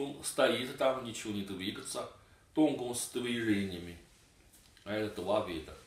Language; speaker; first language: Russian; non-native, learner; Chinese